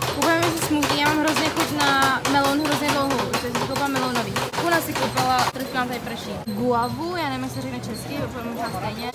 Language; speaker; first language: Czech; early bilingual, other home language; Vietnamese